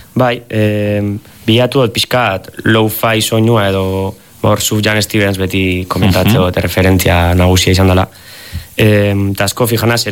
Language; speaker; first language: Basque; native; Basque